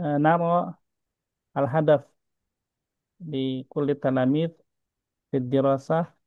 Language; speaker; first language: Arabic; non-native, fluent; Indonesian